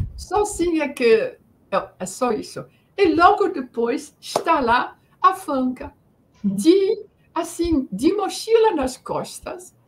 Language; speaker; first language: Portuguese; non-native, fluent; Dutch